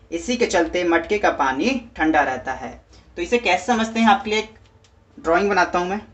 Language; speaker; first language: Hindi; native; Hindi